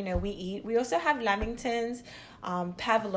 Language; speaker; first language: English; native; English